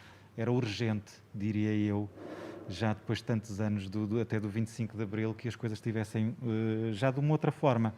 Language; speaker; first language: Portuguese; native; Portuguese